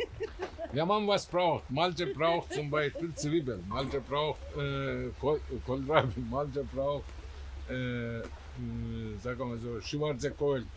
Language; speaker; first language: German; non-native, learner; Turkish